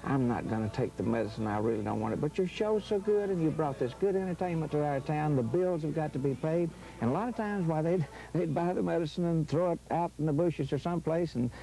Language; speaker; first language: English; native; English